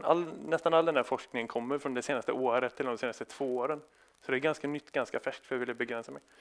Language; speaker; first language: Swedish; native; Swedish